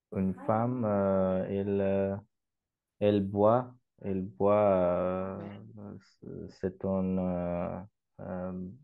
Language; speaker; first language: French; non-native, learner; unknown